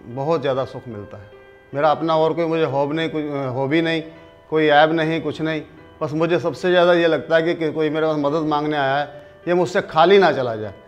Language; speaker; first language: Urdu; non-native, local second language; Punjabi